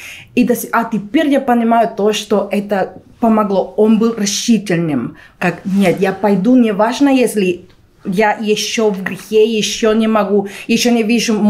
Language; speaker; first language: Russian; non-native, fluent; Spanish